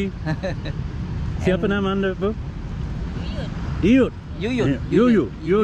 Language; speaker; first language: Indonesian; non-native, learner; English